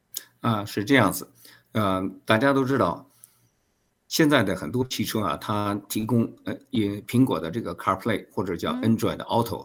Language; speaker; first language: Chinese; native; Chinese